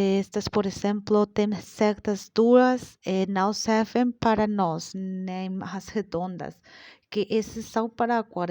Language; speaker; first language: Portuguese; non-native, learner; Spanish